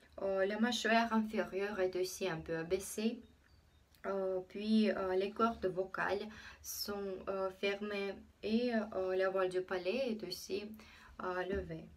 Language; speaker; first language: French; non-native, fluent; Russian